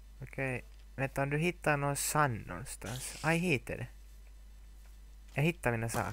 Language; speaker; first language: Swedish; non-native, local second language; Finnish